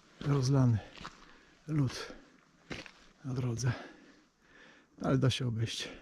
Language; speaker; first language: Polish; native; Polish